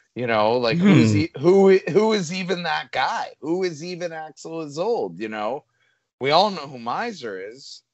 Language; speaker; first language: English; native; English